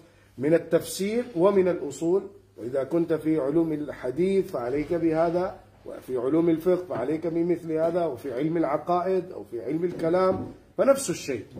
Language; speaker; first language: Arabic; non-native, fluent; Urdu